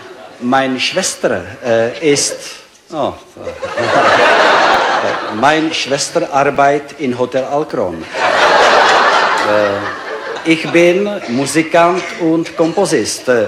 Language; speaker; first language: German; non-native, learner; Czech